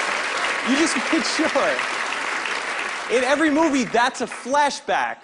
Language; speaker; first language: English; native; English